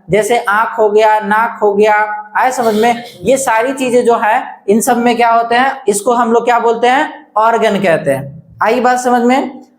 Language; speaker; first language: Hindi; native; Hindi